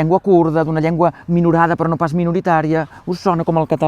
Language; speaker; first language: Catalan; native; Catalan